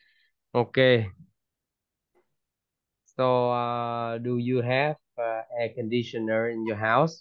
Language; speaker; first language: English; non-native, fluent; Vietnamese